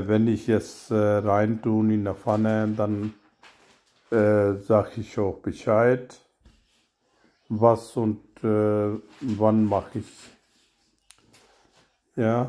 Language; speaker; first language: German; non-native, learner; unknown